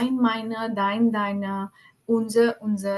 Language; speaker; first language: German; non-native, fluent; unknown